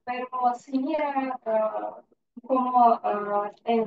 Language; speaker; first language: Spanish; non-native, learner; Russian